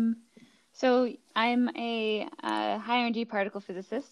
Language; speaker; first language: English; native; English